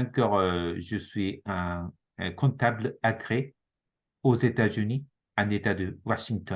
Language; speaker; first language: French; non-native, fluent; Japanese